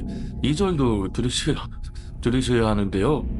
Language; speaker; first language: Korean; native; Korean